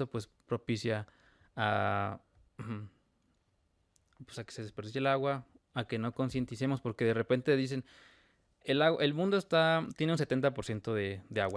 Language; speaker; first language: Spanish; native; Spanish